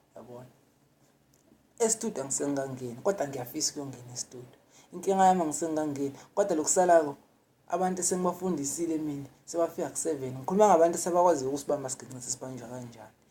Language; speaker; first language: Zulu; non-native, local second language; Swati